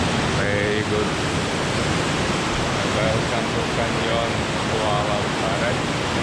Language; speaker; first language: English; non-native, learner; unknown